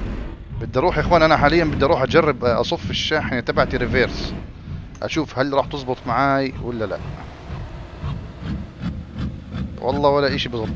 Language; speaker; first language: Arabic; native; Arabic